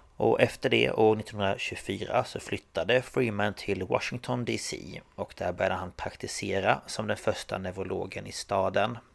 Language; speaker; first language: Swedish; native; Swedish